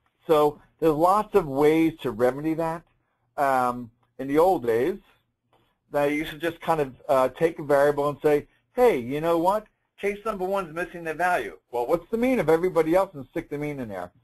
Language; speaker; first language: English; native; English